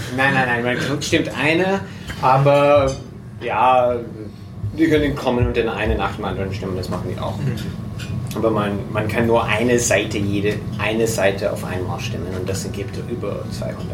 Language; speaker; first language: German; native; German